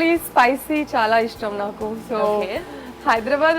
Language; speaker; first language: Telugu; non-native, local second language; Kannada